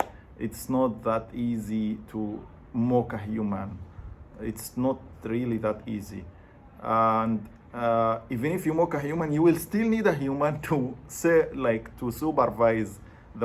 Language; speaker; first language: English; non-native, fluent; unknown